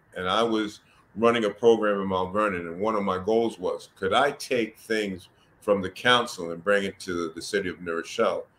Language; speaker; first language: English; native; English